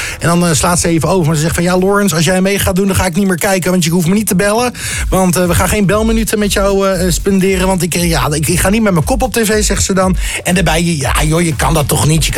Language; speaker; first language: Dutch; native; Dutch